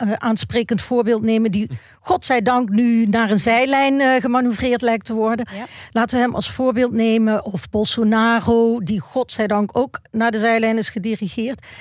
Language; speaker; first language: Dutch; native; Dutch